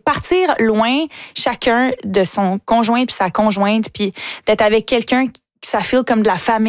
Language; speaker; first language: French; native; French